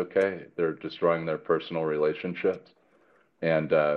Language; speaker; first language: English; native; English